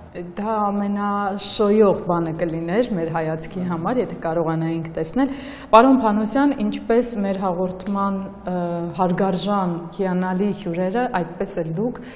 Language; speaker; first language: Armenian; native; Armenian